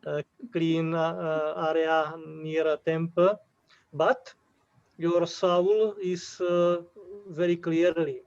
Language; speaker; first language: English; non-native, learner; Czech